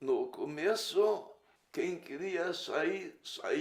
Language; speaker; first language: Portuguese; early bilingual, other home language; Low German